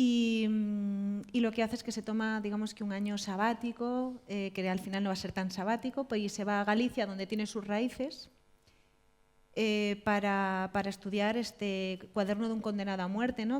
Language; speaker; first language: Spanish; native; Spanish